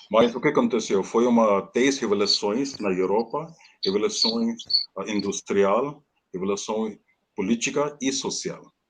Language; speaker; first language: Portuguese; non-native, learner; Hindi